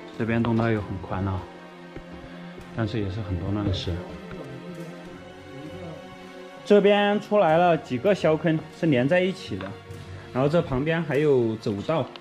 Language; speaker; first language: Chinese; native; Chinese